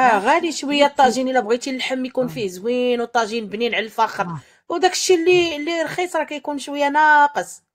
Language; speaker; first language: Arabic; native; Arabic